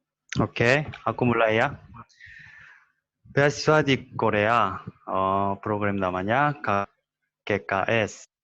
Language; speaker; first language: Indonesian; non-native, learner; Korean